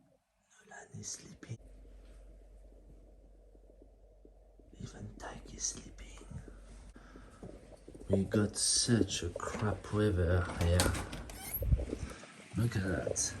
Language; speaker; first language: English; non-native, fluent; French